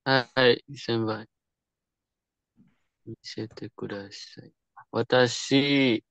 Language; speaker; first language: Japanese; non-native, learner; Indonesian